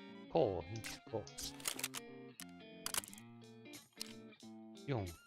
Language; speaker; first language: Japanese; non-native, learner; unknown